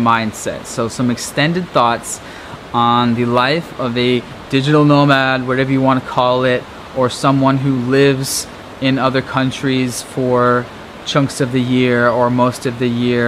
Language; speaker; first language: English; native; English